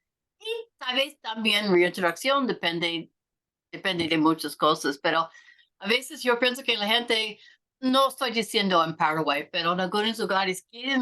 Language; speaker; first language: Spanish; non-native, learner; English